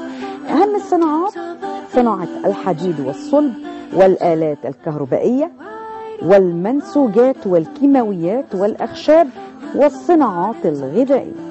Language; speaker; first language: Arabic; native; Arabic